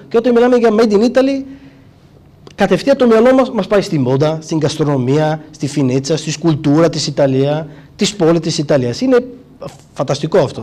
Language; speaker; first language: Greek; non-native, fluent; Italian